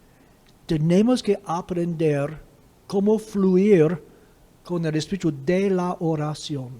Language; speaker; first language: Spanish; non-native, fluent; English